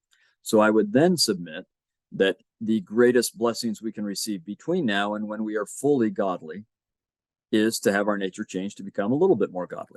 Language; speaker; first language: English; native; English